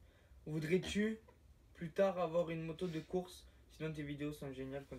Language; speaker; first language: French; native; French